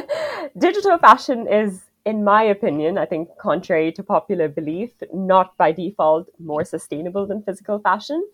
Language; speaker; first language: English; non-native, local second language; Hindi